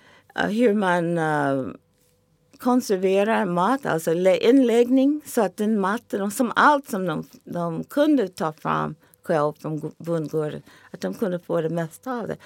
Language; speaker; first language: Swedish; non-native, fluent; English